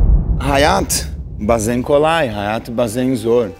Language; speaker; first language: Turkish; non-native, learner; Portuguese